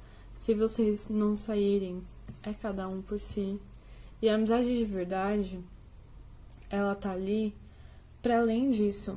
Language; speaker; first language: Portuguese; native; Portuguese